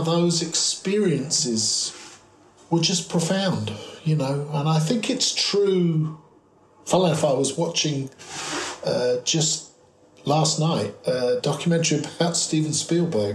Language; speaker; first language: English; native; English